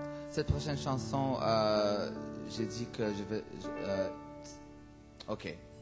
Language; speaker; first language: French; early bilingual, other home language; English